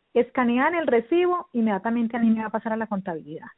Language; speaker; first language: Spanish; native; Spanish